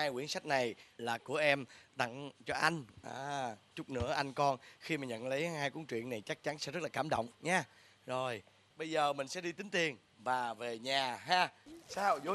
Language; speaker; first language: Vietnamese; native; Vietnamese